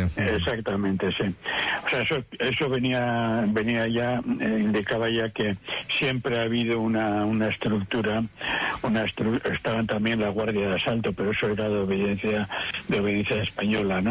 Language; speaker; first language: Spanish; native; Spanish